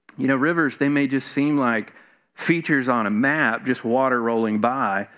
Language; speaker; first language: English; native; English